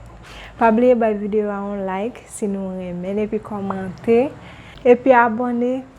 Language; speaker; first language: French; non-native, learner; Haitian Creole